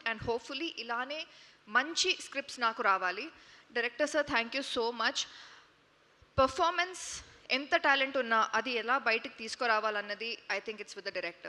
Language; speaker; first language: Telugu; non-native, fluent; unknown